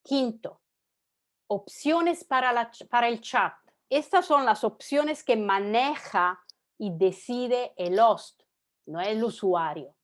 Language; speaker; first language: Spanish; non-native, fluent; Italian